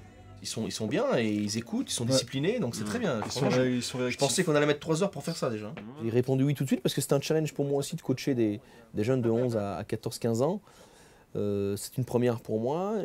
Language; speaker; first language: French; native; French